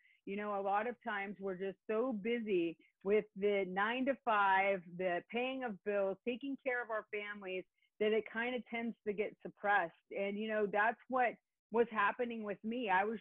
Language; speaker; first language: English; native; English